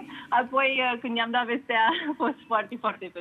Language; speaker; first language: Romanian; native; Romanian